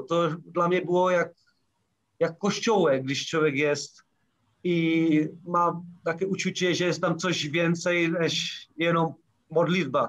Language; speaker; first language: Polish; non-native, learner; Czech